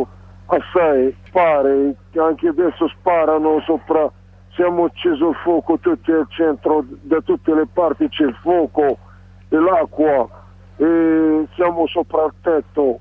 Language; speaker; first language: Italian; non-native, learner; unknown